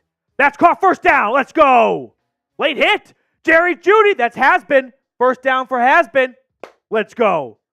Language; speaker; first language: English; native; English